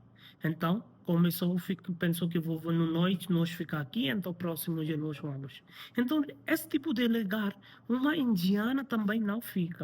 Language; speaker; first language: Portuguese; non-native, learner; Hindi